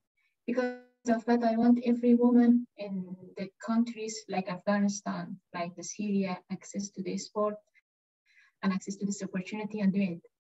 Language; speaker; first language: English; non-native, learner; Persian